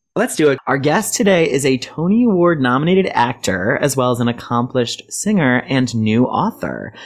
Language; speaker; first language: English; native; English